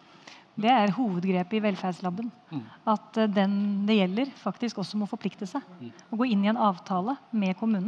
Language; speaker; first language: Norwegian; native; Norwegian